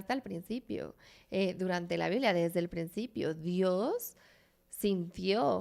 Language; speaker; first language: Spanish; native; Spanish